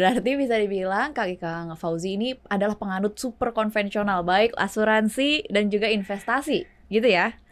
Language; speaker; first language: Indonesian; native; Indonesian